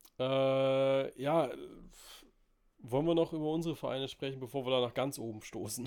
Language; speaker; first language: German; native; German